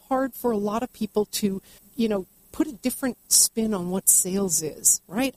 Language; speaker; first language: English; native; English